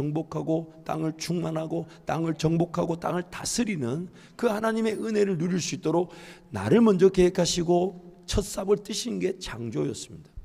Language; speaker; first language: Korean; native; Korean